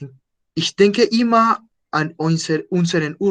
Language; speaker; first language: German; non-native, fluent; Spanish